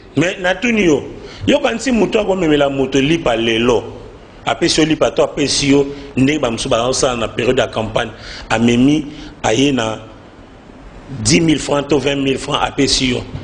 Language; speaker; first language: Lingala; native; Lingala